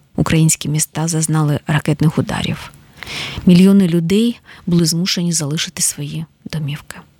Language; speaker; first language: Ukrainian; native; Ukrainian